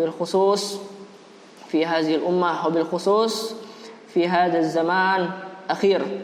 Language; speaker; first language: Arabic; non-native, fluent; Indonesian